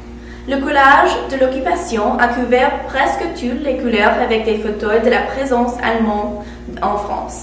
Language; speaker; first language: French; non-native, learner; English